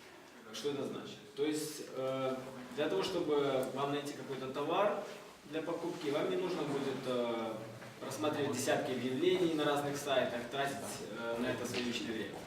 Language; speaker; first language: Russian; native; Russian